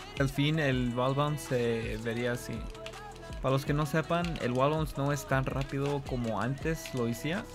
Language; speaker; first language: Spanish; early bilingual, heritage; Spanish